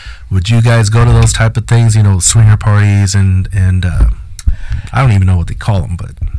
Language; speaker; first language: English; early bilingual, other home language; Spanish